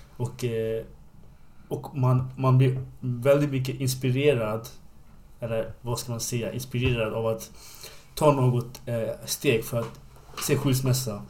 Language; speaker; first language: Swedish; non-native, fluent; Bangla